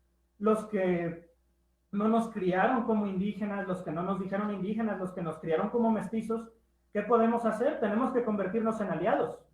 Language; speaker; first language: Spanish; native; Spanish